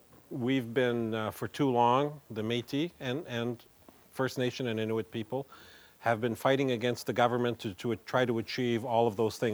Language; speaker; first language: English; non-native, local second language; French